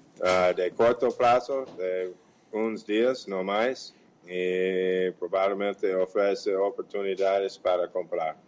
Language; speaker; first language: Portuguese; non-native, fluent; English